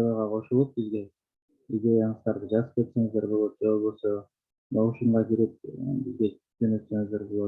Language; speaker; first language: Kyrgyz; native; Kyrgyz